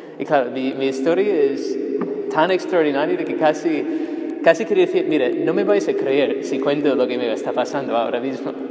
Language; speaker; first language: Spanish; non-native, fluent; English